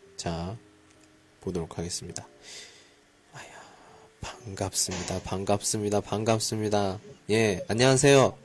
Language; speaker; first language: Korean; native; Korean